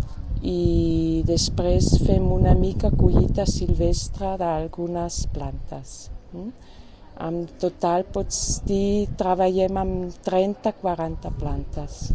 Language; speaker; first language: Catalan; non-native, fluent; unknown